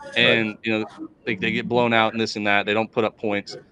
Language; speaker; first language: English; native; English